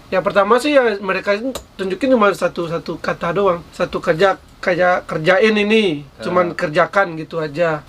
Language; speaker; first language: Indonesian; native; Indonesian